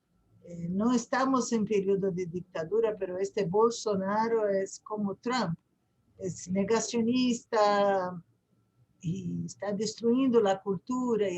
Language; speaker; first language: Spanish; non-native, fluent; Portuguese